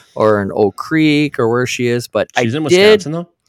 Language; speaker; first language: English; native; English